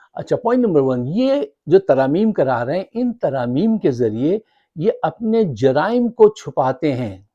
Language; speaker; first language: Urdu; native; Urdu